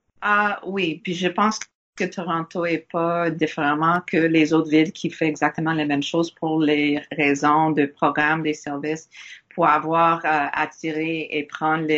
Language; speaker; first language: French; non-native, learner; English